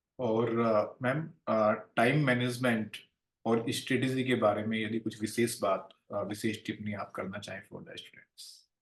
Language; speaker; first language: Hindi; native; Hindi